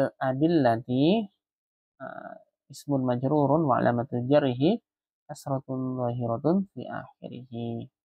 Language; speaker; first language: Arabic; non-native, fluent; Indonesian